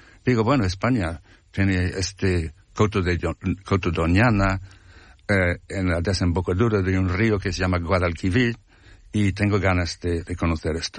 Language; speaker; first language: Spanish; non-native, fluent; English